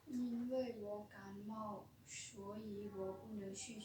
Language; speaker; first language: Chinese; non-native, learner; Lao